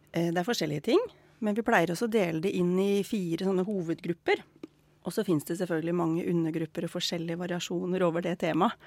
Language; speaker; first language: Norwegian; native; Norwegian